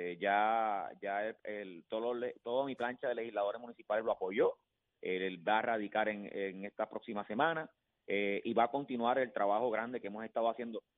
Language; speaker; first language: Spanish; native; Spanish